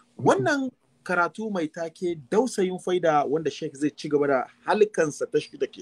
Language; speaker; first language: Hausa; native; Hausa